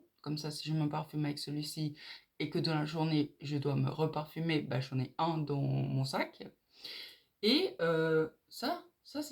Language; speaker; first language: French; native; French